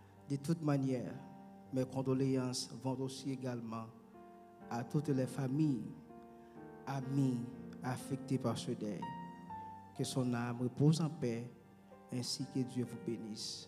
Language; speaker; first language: French; native; French